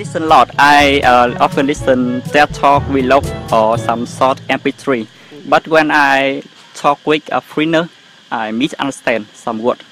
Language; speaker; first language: English; non-native, learner; Vietnamese